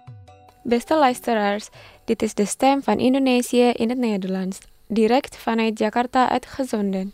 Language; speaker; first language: Dutch; non-native, fluent; Indonesian